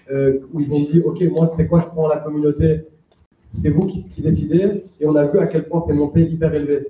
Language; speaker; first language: French; native; French